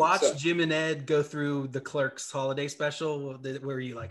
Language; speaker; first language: English; native; English